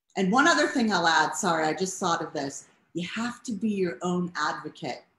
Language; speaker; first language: English; native; English